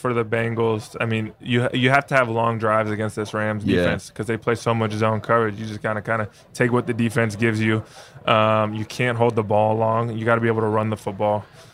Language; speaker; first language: English; native; English